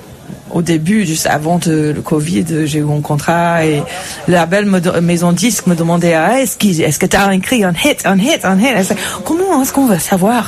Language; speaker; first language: French; non-native, fluent; English